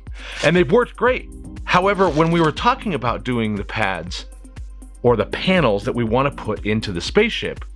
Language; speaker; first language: English; native; English